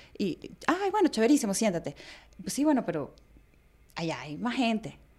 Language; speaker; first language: Spanish; native; Spanish